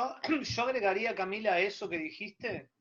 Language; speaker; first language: Spanish; native; Spanish